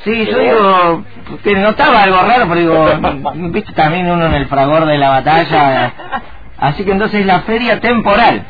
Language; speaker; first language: Spanish; native; Spanish